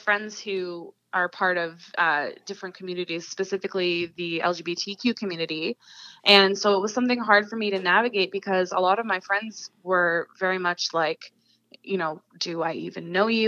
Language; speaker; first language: English; native; English